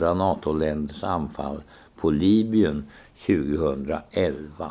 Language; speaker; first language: Swedish; native; Swedish